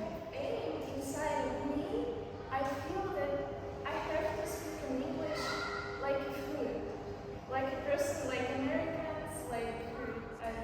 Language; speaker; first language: English; non-native, learner; Russian